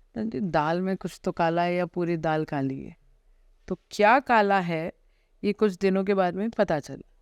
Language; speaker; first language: Hindi; non-native, local second language; Marathi